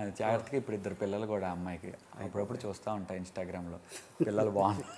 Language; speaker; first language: Telugu; native; Telugu